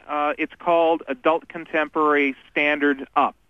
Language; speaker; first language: English; native; English